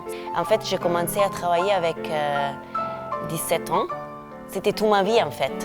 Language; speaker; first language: French; non-native, fluent; Italian